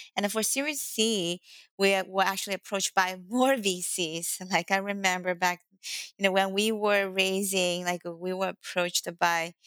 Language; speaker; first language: English; non-native, fluent; Chinese